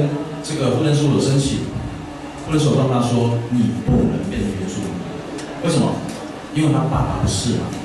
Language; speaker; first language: Chinese; native; Chinese